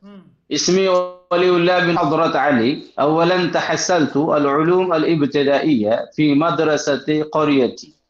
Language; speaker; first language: Arabic; non-native, learner; Bangla